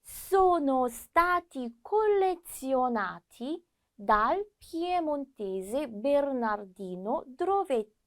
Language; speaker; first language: Italian; non-native, fluent; Korean